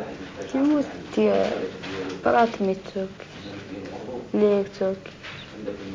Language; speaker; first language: Dutch; non-native, learner; Arabic